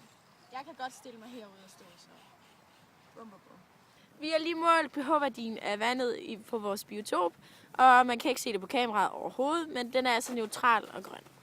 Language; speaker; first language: Danish; native; Danish